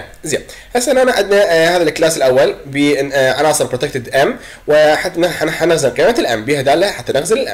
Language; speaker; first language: Arabic; native; Arabic